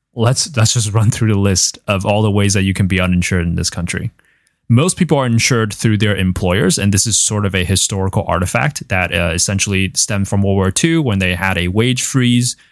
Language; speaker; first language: English; non-native, fluent; Chinese